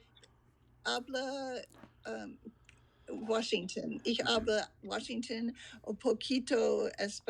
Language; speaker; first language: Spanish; non-native, learner; English